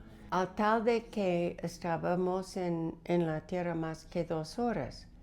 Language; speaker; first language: Spanish; non-native, fluent; English